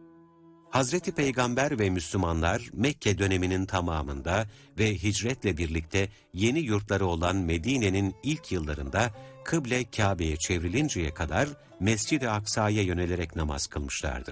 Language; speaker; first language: Turkish; native; Turkish